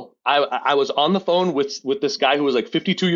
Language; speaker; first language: English; native; English